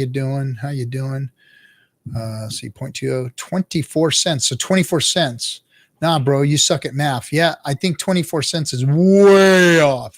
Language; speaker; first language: English; native; English